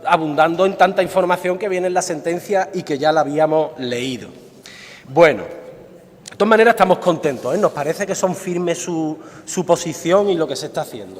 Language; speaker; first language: Spanish; native; Spanish